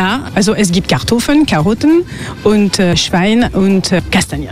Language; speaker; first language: German; non-native, learner; French